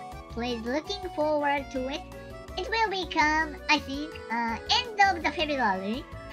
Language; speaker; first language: English; non-native, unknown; Japanese